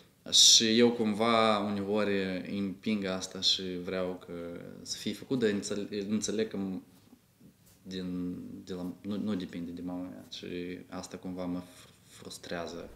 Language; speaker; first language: Romanian; non-native, local second language; Russian